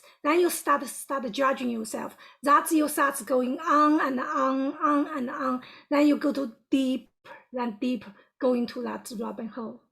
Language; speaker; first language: English; non-native, fluent; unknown